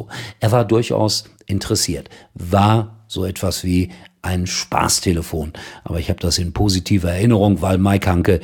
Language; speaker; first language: German; native; German